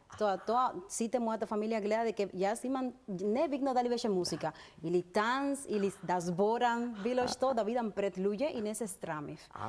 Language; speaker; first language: Macedonian; non-native, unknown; Spanish